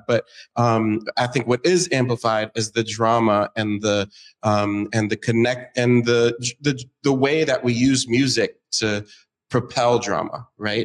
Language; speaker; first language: English; native; English